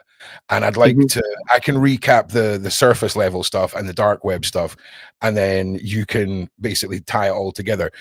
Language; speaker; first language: English; native; English